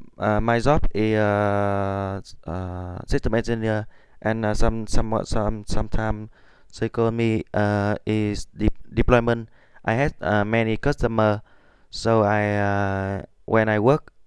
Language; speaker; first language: English; non-native, learner; Vietnamese